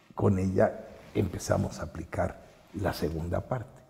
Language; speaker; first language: Spanish; native; Spanish